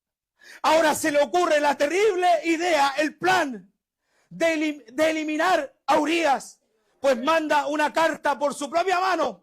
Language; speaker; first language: Spanish; native; Spanish